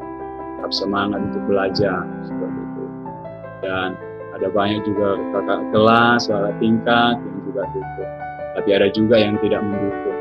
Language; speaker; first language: Indonesian; native; Indonesian